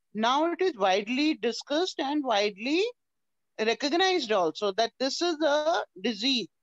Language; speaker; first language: English; non-native, local second language; Hindi